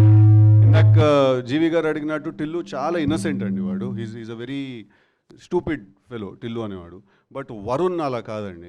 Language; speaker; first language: Telugu; native; Telugu